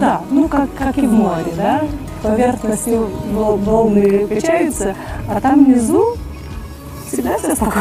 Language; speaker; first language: Russian; native; Russian